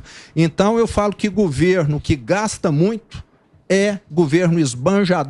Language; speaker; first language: Portuguese; native; Portuguese